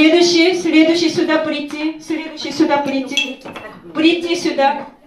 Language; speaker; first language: Russian; non-native, fluent; Korean